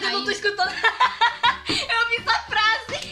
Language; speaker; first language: Portuguese; early bilingual, heritage; Portuguese